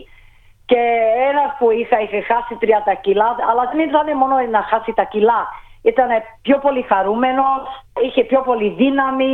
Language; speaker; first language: Greek; early bilingual, heritage; Greek